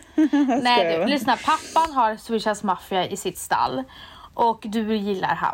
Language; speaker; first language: Swedish; native; Swedish